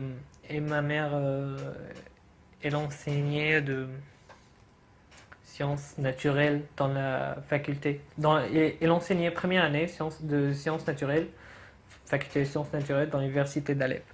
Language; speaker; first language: French; non-native, fluent; Arabic